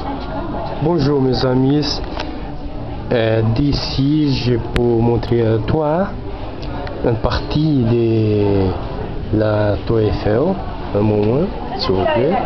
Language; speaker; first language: French; non-native, learner; Portuguese